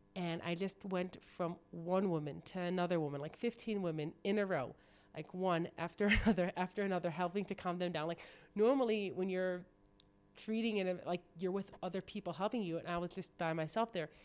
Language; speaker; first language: English; native; English